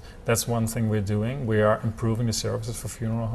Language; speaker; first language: English; non-native, fluent; Dutch